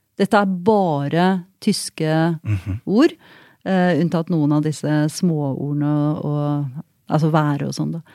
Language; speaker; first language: Norwegian; native; Norwegian